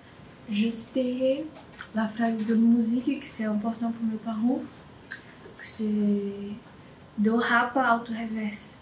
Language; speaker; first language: French; non-native, learner; Portuguese